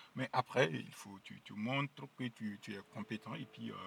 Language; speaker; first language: French; non-native, local second language; Mossi